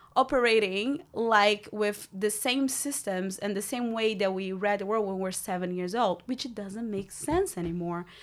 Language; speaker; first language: English; non-native, fluent; Portuguese